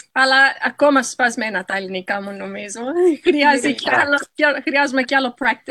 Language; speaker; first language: Greek; early bilingual, heritage; English